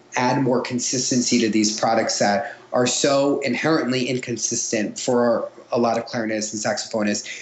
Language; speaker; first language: English; native; English